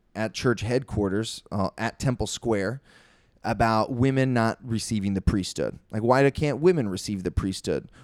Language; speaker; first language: English; native; English